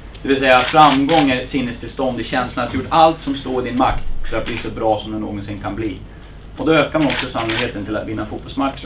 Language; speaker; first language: Swedish; native; Swedish